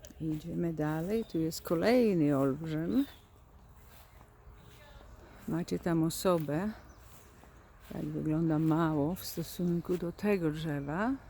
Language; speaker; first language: Polish; native; Polish